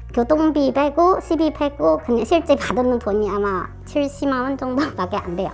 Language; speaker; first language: Korean; non-native, fluent; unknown